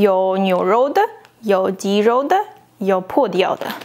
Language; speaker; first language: Chinese; non-native, fluent; Russian